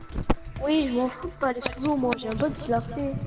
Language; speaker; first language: French; native; French